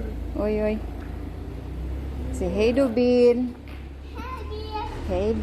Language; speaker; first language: Swedish; non-native, learner; Filipino